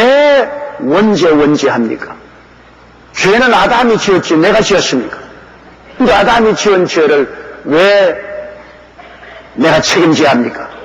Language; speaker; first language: Korean; native; Korean